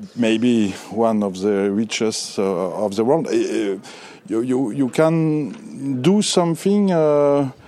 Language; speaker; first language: English; non-native, learner; French